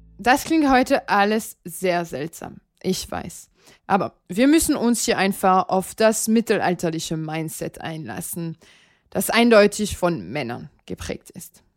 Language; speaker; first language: German; non-native, fluent; French